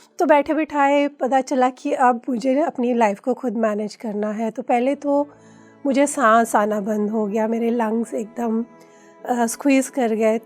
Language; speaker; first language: Hindi; native; Hindi